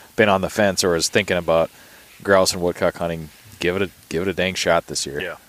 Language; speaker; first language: English; native; English